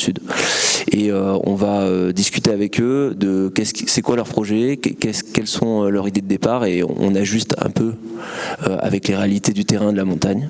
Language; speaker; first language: French; native; French